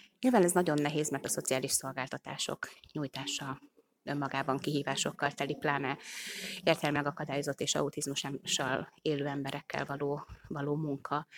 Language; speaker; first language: Hungarian; native; Hungarian